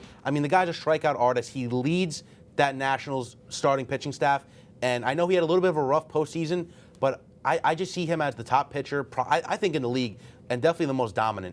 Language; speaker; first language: English; native; English